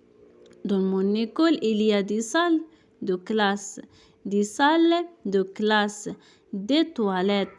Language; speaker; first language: French; non-native, local second language; Arabic